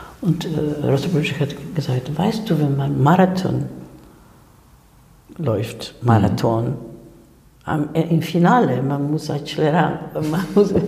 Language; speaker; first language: German; non-native, fluent; Spanish